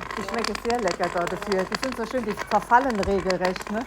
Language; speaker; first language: German; native; German